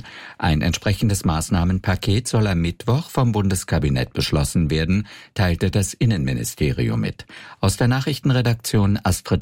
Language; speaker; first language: German; native; German